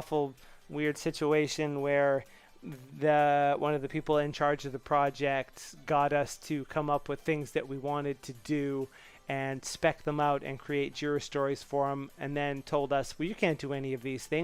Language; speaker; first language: English; native; English